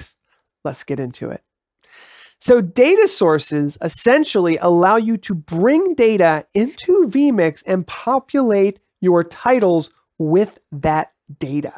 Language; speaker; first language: English; native; English